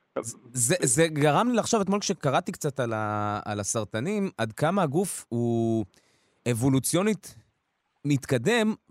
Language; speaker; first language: Hebrew; early bilingual, other home language; Russian